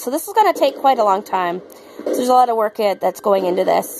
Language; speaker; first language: English; native; English